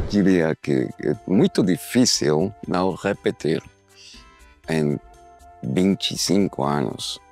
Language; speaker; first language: Portuguese; non-native, learner; Spanish